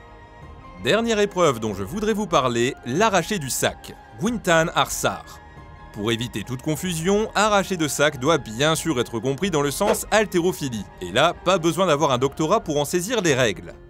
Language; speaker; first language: French; native; French